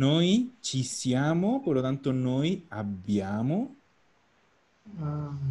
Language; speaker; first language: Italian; non-native, fluent; Spanish